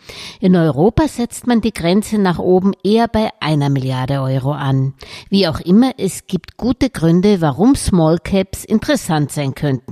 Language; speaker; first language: German; native; German